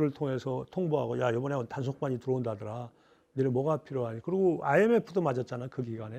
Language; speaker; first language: Korean; native; Korean